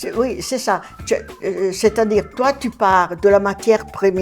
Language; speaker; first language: French; non-native, fluent; Italian